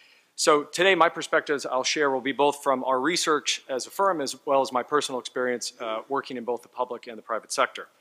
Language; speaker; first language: English; native; English